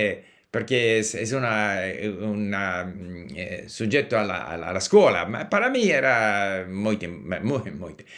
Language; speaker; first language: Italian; non-native, learner; English